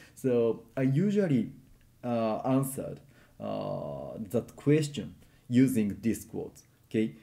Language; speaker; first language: English; non-native, learner; Japanese